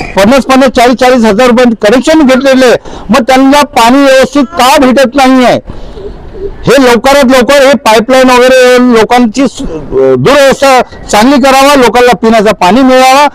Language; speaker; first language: Marathi; native; Marathi